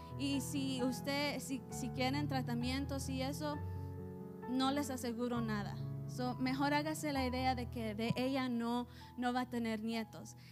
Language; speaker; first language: Spanish; early bilingual, heritage; Spanish